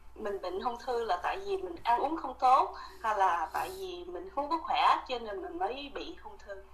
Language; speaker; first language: Vietnamese; early bilingual, heritage; Vietnamese